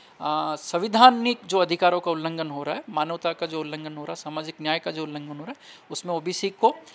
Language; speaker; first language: Hindi; native; Hindi